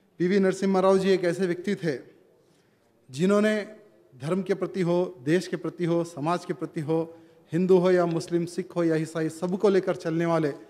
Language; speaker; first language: Hindi; native; Hindi